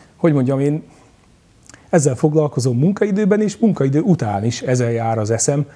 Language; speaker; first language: Hungarian; native; Hungarian